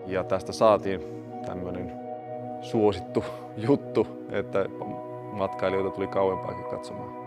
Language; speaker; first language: Finnish; native; Finnish